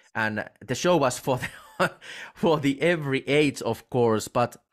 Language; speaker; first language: English; non-native, fluent; Finnish